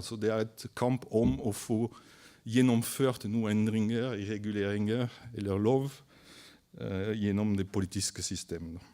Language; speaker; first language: Norwegian; non-native, fluent; French